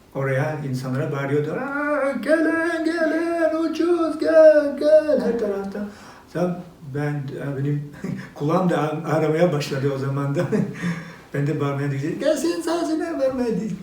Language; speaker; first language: Turkish; non-native, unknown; Albanian